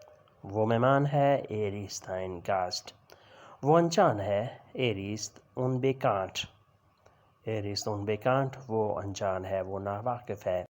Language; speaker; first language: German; non-native, learner; Urdu